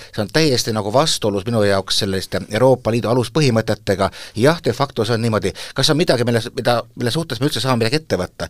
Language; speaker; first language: Estonian; native; Estonian